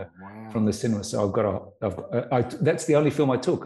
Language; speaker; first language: English; native; English